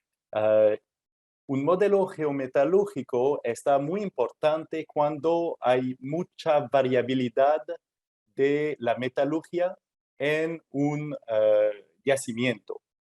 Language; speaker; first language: Spanish; non-native, fluent; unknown